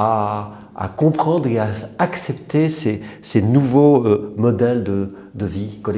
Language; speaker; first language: French; native; French